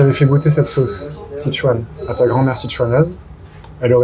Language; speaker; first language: French; native; French